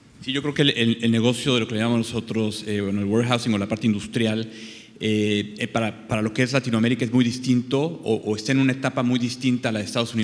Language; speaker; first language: Spanish; native; Spanish